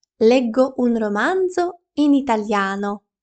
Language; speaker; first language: Italian; non-native, fluent; Ukrainian